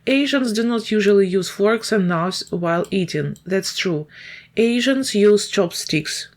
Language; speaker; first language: English; non-native, fluent; Ukrainian